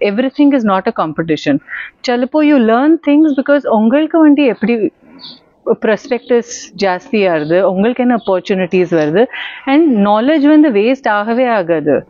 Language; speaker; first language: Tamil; early bilingual, heritage; Tamil